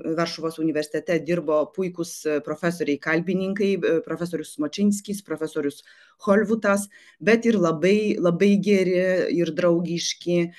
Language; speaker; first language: Lithuanian; non-native, fluent; Polish